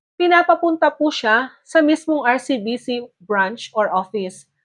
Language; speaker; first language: Filipino; native; Filipino